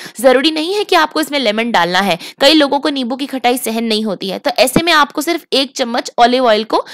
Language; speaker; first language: Hindi; native; Hindi